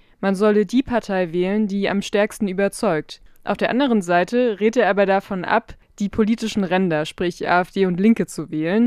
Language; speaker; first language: German; native; German